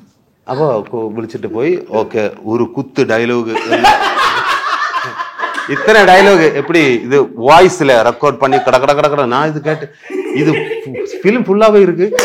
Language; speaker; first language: Tamil; non-native, learner; Malayalam